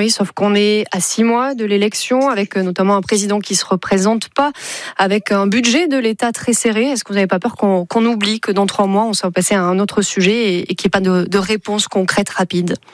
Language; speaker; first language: French; native; French